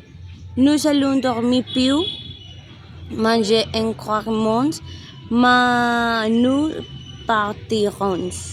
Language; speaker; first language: French; non-native, learner; Spanish